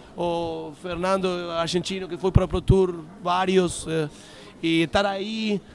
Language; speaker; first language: Portuguese; non-native, learner; Spanish